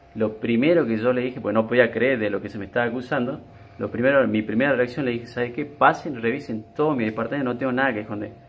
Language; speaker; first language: Spanish; native; Spanish